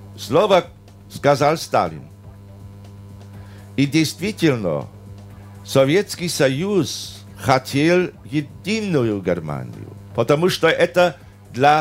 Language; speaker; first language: Russian; non-native, fluent; German